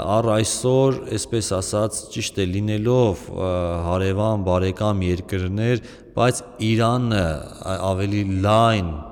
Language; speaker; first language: Armenian; native; Armenian